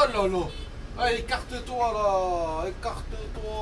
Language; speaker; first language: French; native; French